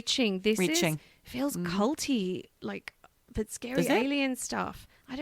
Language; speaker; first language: English; native; English